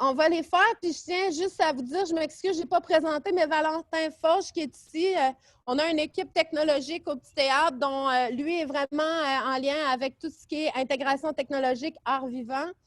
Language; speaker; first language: French; native; French